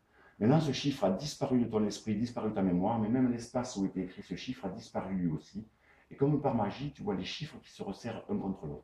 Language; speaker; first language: French; native; French